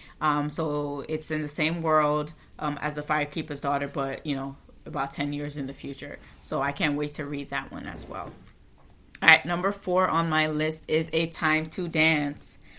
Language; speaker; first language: English; native; English